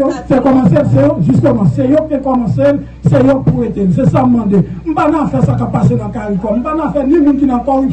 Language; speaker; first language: French; non-native, local second language; Haitian Creole